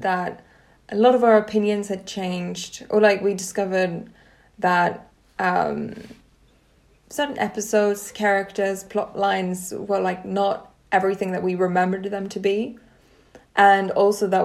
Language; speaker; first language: English; non-native, fluent; Swedish